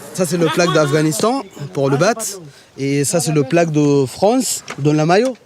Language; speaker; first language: French; non-native, learner; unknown